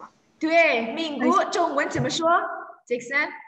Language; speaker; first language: Chinese; non-native, fluent; Indonesian